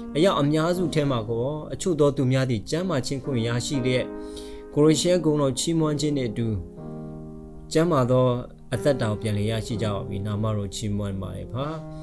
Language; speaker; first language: Burmese; non-native, local second language; Hakha Chin